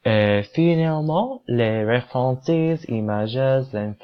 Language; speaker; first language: French; non-native, learner; English